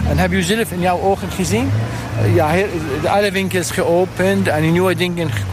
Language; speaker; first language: Dutch; non-native, learner; Arabic